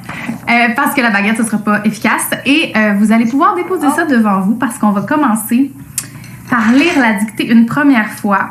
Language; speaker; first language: French; native; French